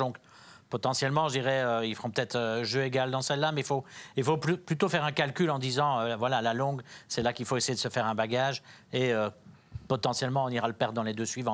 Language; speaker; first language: French; native; French